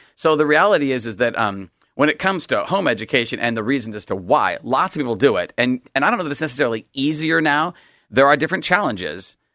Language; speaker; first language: English; native; English